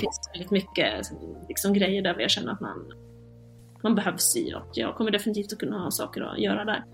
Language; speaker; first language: Swedish; native; Swedish